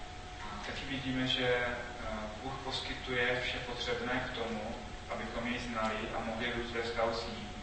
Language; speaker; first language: Czech; non-native, fluent; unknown